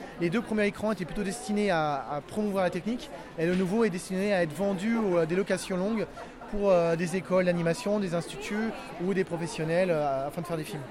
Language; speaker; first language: French; native; French